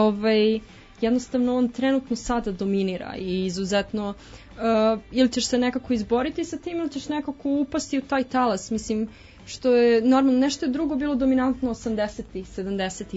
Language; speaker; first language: Serbian; native; Serbian